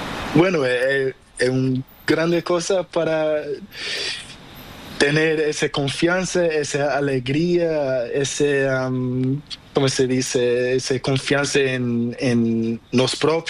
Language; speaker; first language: Spanish; non-native, learner; Portuguese